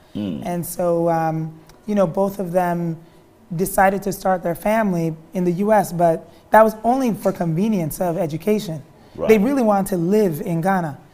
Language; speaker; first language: English; early bilingual, other home language; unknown